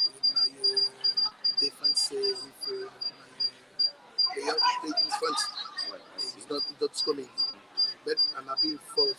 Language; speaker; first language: English; non-native, learner; French